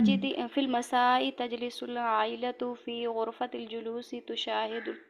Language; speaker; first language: Arabic; non-native, learner; Urdu